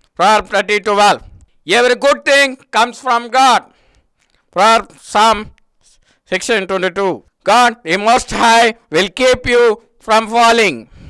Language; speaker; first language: English; non-native, local second language; Telugu